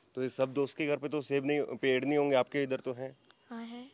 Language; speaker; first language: Hindi; native; Hindi